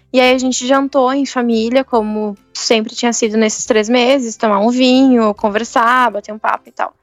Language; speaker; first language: Portuguese; native; Portuguese